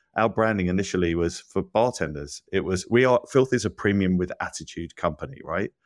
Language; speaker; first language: English; native; English